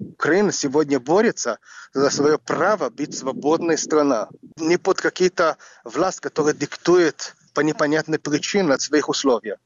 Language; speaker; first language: Russian; non-native, fluent; Hebrew